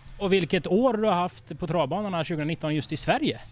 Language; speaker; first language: Swedish; native; Swedish